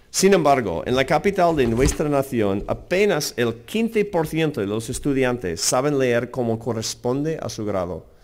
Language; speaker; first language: Spanish; non-native, fluent; English